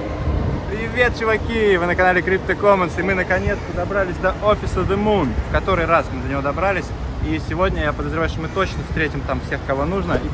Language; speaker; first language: Russian; native; Russian